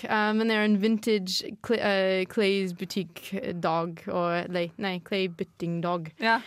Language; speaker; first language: Norwegian; non-native, fluent; English